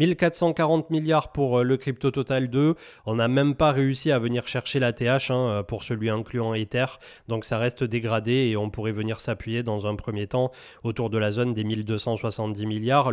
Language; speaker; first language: French; native; French